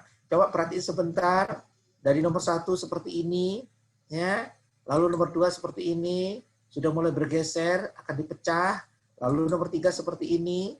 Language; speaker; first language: Indonesian; non-native, local second language; Javanese